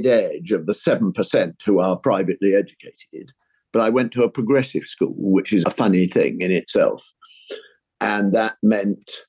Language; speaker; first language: English; native; English